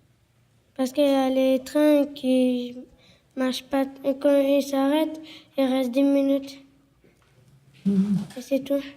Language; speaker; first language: French; non-native, learner; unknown